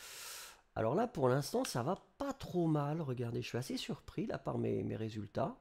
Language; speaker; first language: French; native; French